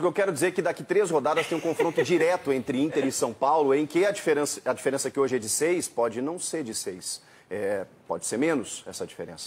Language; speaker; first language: Portuguese; native; Portuguese